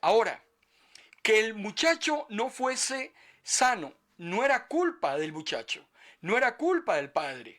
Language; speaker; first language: Spanish; native; Spanish